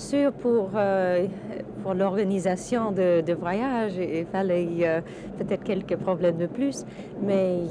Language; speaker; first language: French; non-native, fluent; English